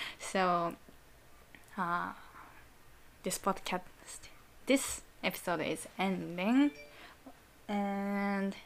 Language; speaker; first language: English; non-native, learner; Japanese